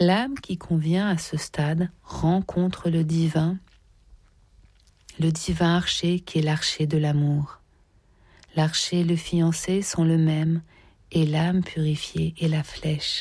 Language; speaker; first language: French; native; French